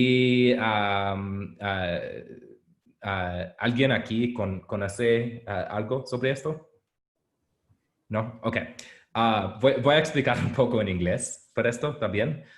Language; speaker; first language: Spanish; non-native, learner; English